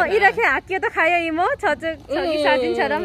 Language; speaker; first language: Korean; non-native, learner; Nepali